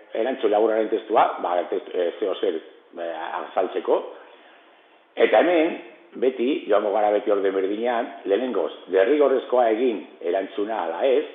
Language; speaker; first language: Basque; non-native, local second language; Spanish